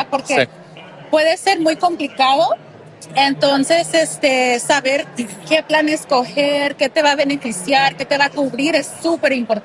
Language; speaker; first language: Spanish; early bilingual, heritage; Spanish